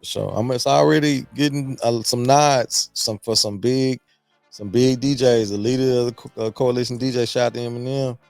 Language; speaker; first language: English; native; English